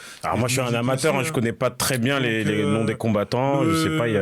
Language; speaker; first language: French; native; French